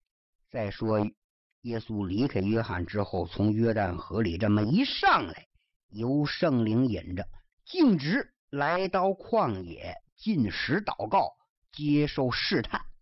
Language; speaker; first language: Chinese; native; Chinese